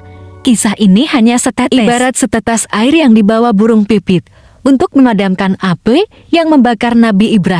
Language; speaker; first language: Indonesian; native; Indonesian